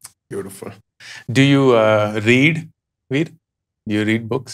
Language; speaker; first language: English; non-native, local second language; Hindi